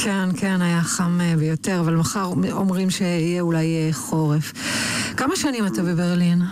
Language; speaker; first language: Hebrew; native; Hebrew